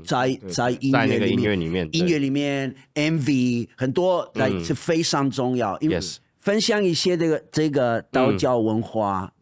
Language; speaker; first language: Chinese; non-native, fluent; Spanish